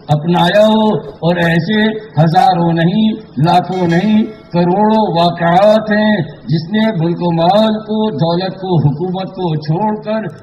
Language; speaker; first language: Urdu; native; Urdu